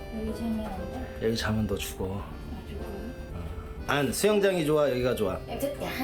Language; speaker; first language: Korean; native; Korean